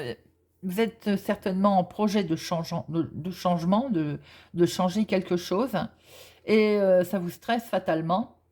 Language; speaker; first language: French; native; French